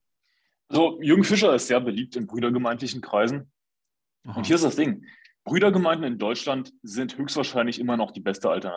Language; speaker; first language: German; native; German